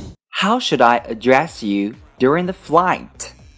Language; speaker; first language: English; non-native, fluent; Chinese